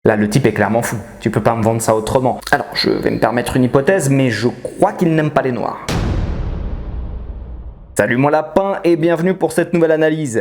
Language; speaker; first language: French; native; French